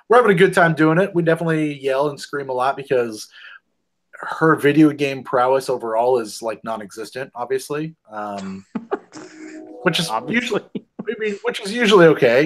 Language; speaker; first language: English; native; English